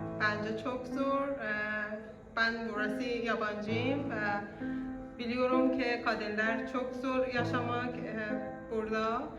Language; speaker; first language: Turkish; non-native, learner; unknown